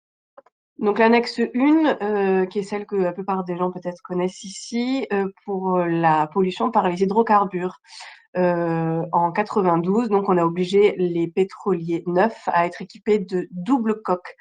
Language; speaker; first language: French; native; French